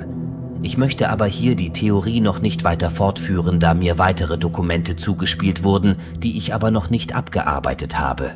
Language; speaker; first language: German; native; German